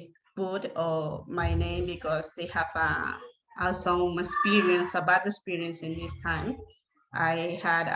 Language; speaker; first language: English; non-native, learner; Spanish